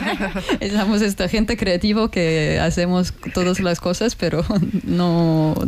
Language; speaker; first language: Spanish; non-native, learner; Russian